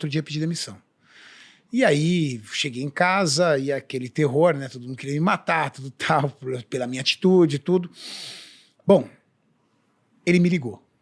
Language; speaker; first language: Portuguese; native; Portuguese